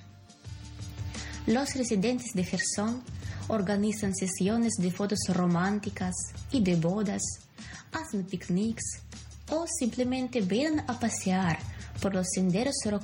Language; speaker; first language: Spanish; non-native, fluent; Ukrainian